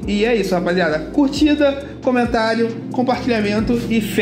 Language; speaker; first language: Portuguese; native; Portuguese